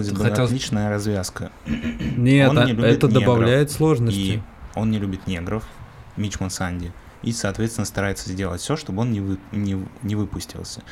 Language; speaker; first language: Russian; native; Russian